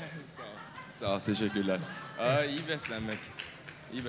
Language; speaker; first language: Turkish; early bilingual, heritage; Turkish